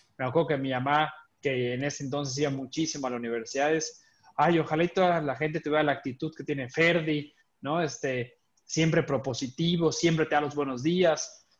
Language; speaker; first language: Spanish; native; Spanish